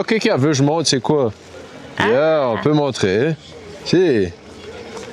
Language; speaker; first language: French; native; French